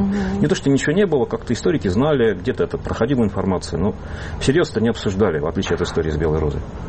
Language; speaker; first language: Russian; native; Russian